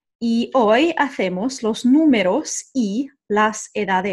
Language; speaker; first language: Spanish; non-native, fluent; English